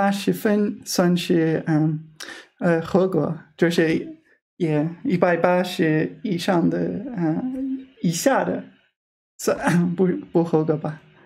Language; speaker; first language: Chinese; non-native, fluent; English